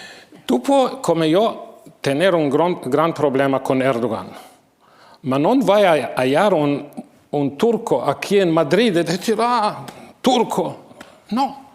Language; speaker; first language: Spanish; non-native, fluent; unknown